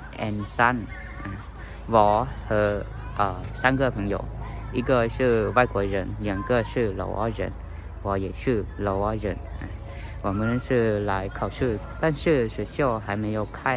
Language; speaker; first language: Chinese; non-native, learner; Lao